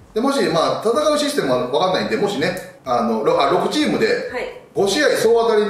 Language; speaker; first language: Japanese; native; Japanese